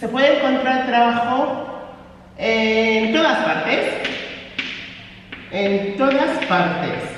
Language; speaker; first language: Spanish; non-native, fluent; English